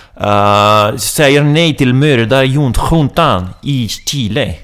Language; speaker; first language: Swedish; non-native, fluent; Spanish